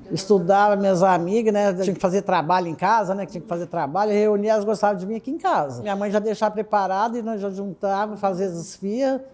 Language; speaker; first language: Portuguese; early bilingual, other home language; Arabic